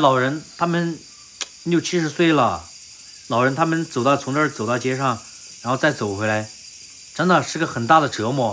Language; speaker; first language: Chinese; native; Chinese